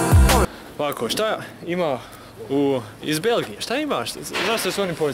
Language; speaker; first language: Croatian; early bilingual, heritage; Croatian